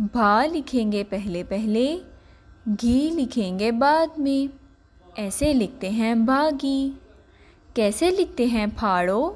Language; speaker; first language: Urdu; non-native, local second language; Punjabi